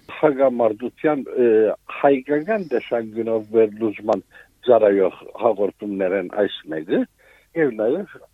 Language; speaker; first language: Armenian; native; Armenian